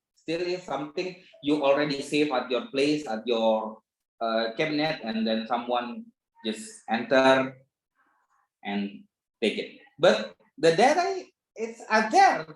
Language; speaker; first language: English; non-native, fluent; Indonesian